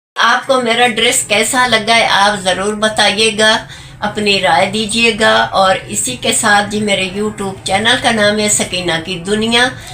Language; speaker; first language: Urdu; non-native, local second language; Punjabi